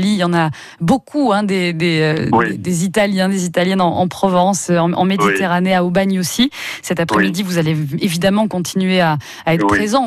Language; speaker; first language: French; native; French